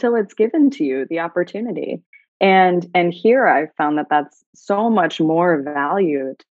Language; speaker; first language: English; native; English